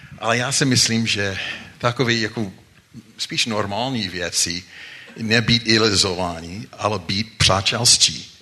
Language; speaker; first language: Czech; non-native, fluent; English